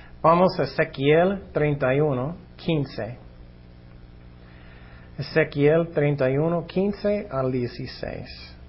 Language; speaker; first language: Spanish; non-native, fluent; English